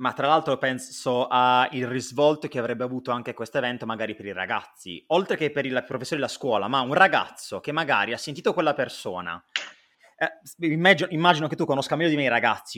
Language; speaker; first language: Italian; native; Italian